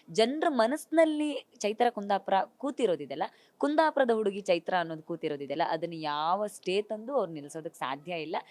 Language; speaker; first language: Kannada; native; Kannada